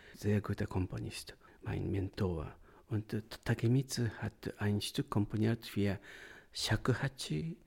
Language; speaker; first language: German; non-native, learner; Japanese